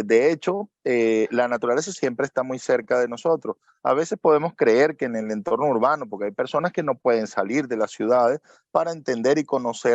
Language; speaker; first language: Spanish; native; Spanish